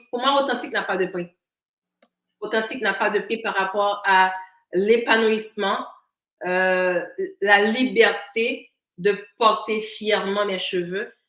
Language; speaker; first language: French; non-native, local second language; Haitian Creole